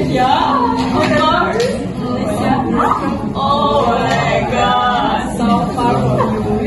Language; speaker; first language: English; non-native, learner; Indonesian